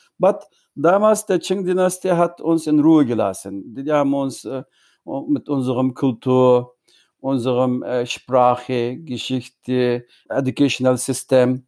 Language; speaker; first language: German; non-native, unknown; Uyghur